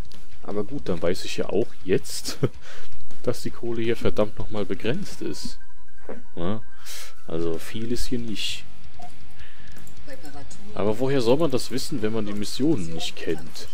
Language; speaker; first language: German; native; German